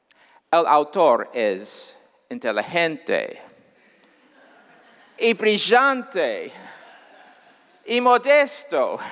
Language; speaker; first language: Spanish; non-native, fluent; English